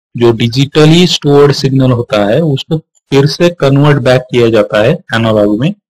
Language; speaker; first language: Hindi; non-native, local second language; Marathi